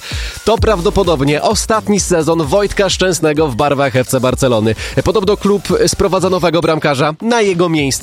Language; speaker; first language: Polish; native; Polish